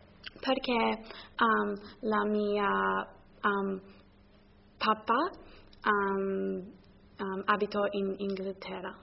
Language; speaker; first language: Italian; non-native, learner; English